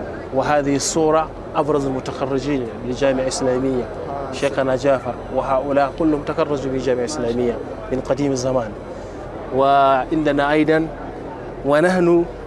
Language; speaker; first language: Arabic; non-native, fluent; Hausa